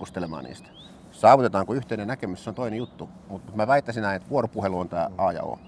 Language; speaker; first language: Finnish; native; Finnish